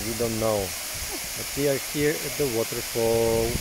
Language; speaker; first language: English; non-native, learner; Vietnamese